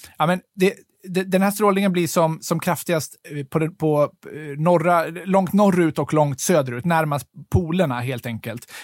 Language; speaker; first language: Swedish; native; Swedish